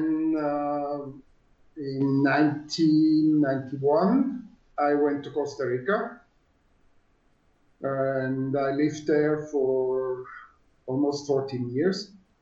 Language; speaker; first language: English; non-native, fluent; Swiss German